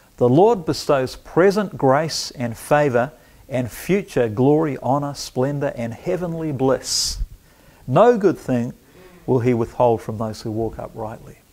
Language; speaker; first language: English; native; English